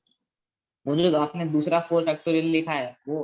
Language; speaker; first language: Hindi; native; Hindi